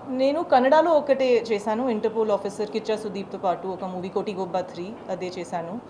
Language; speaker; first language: Telugu; non-native, learner; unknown